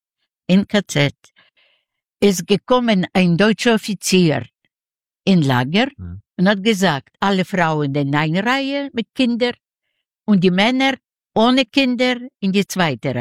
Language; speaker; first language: German; non-native, learner; Yiddish